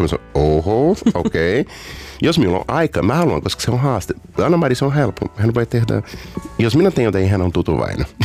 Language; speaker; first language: Finnish; non-native, learner; Portuguese